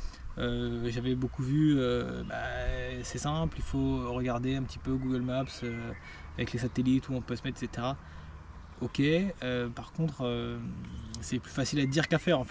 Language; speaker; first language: French; native; French